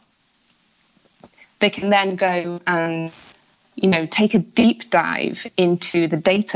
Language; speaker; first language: English; native; English